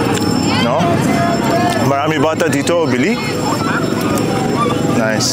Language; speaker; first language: Filipino; non-native, learner; Arabic